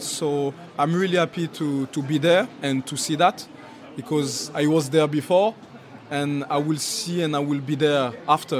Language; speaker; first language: English; non-native, fluent; French